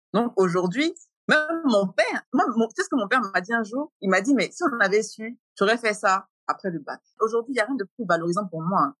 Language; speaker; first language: French; native; French